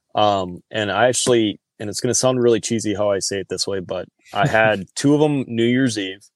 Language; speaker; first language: English; native; English